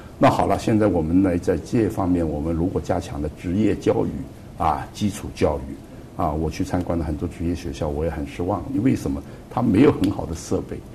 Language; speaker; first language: Chinese; non-native, local second language; Cantonese